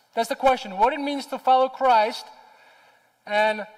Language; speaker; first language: English; non-native, fluent; Czech